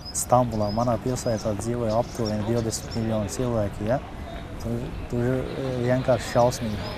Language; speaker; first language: Latvian; non-native, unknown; Turkish